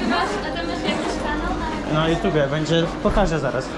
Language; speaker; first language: Polish; non-native, learner; Ukrainian